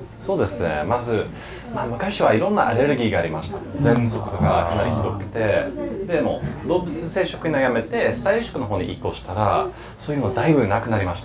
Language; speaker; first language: Japanese; non-native, fluent; English